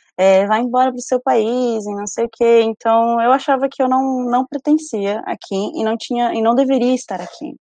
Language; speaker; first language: Portuguese; early bilingual, other home language; Spanish